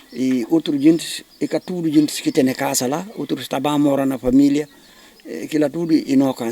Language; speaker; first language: Portuguese; non-native, learner; Upper Guinea Crioulo